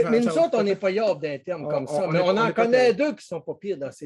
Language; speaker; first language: French; native; French